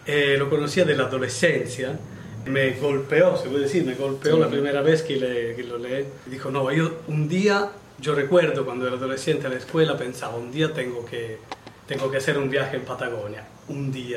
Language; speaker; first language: Spanish; non-native, learner; Italian